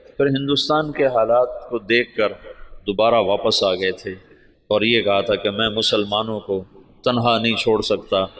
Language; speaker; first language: Urdu; non-native, local second language; Punjabi